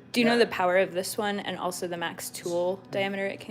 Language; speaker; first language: English; native; English